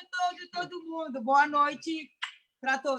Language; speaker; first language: Portuguese; non-native, local second language; Mandingo